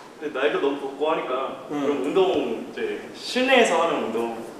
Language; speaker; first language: Korean; native; Korean